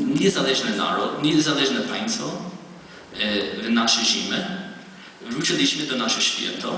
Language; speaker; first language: Polish; non-native, learner; Hebrew